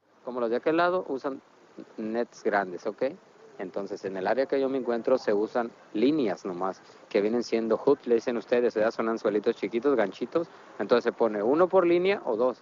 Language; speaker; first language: Spanish; native; Spanish